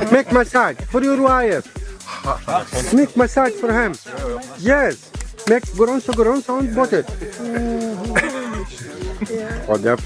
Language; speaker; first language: English; non-native, learner; Arabic